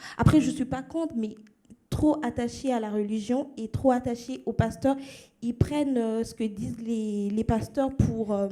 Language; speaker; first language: French; non-native, local second language; Lingala